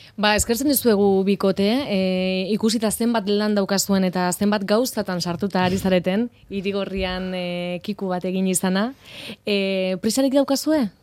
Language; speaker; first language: Basque; native; Basque